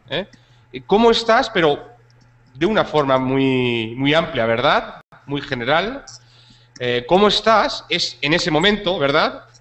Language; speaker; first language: Spanish; native; Spanish